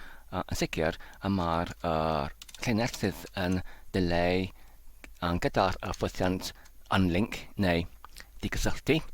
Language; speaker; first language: Welsh; non-native, learner; English